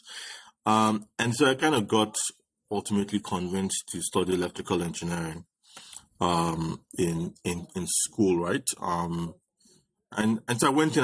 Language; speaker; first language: English; non-native, local second language; Yoruba